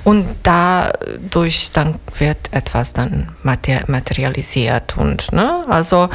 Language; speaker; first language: German; non-native, fluent; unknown